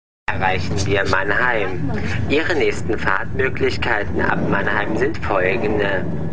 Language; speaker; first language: German; native; German